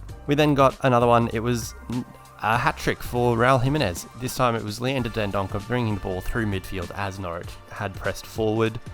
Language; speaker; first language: English; native; English